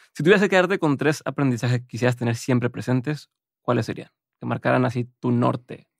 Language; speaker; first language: Spanish; native; Spanish